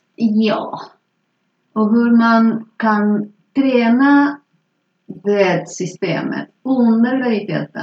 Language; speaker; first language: Swedish; non-native, fluent; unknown